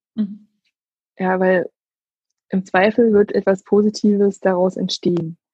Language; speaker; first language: German; native; German